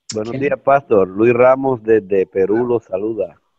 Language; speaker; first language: Spanish; native; Spanish